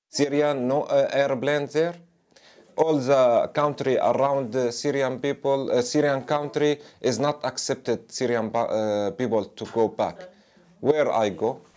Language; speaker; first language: English; non-native, learner; Arabic